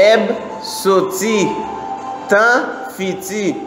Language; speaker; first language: French; non-native, local second language; Haitian Creole